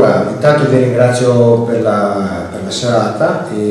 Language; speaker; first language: Italian; native; Italian